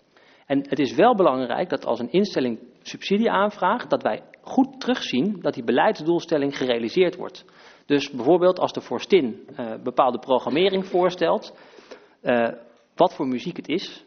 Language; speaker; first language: Dutch; native; Dutch